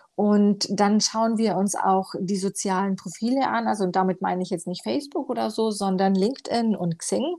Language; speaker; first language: German; early bilingual, other home language; Romanian